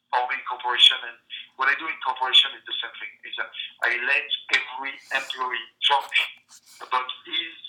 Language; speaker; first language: English; non-native, fluent; French